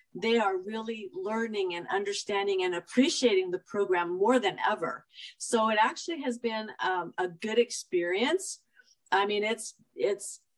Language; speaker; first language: English; native; English